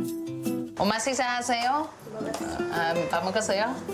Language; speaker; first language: Korean; non-native, learner; Vietnamese